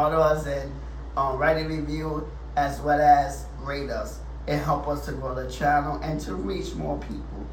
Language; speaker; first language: English; native; English